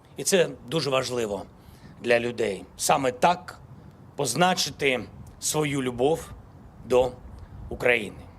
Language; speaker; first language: Ukrainian; non-native, local second language; Russian